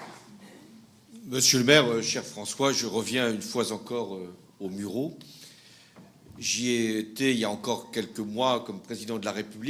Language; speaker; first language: French; native; French